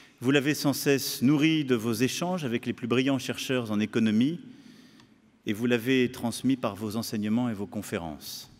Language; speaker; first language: French; native; French